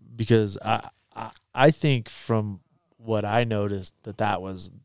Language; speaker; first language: English; native; English